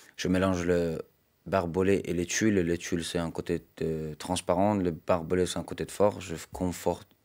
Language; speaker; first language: French; non-native, fluent; Persian